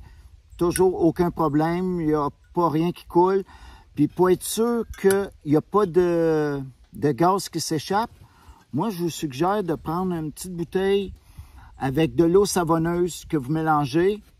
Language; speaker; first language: French; native; French